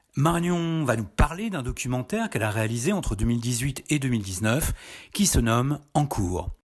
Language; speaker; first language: French; native; French